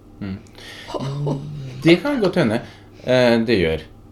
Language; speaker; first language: Norwegian; native; Norwegian